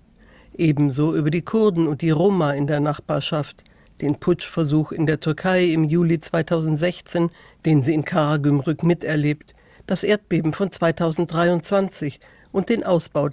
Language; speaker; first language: German; native; German